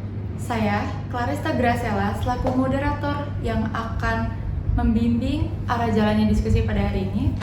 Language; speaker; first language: Indonesian; native; Indonesian